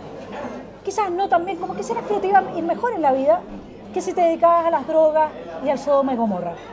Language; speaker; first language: Spanish; native; Spanish